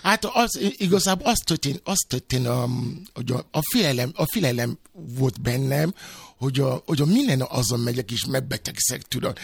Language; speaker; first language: Hungarian; non-native, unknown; Yoruba